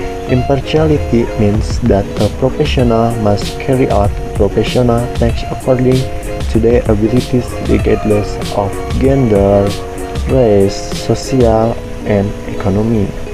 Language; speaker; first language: English; non-native, learner; Indonesian